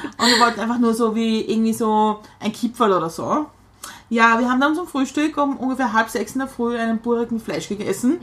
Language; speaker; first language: German; native; German